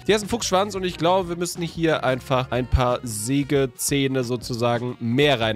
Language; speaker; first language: German; native; German